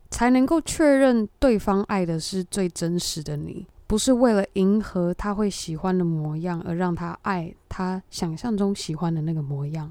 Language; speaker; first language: Chinese; native; Chinese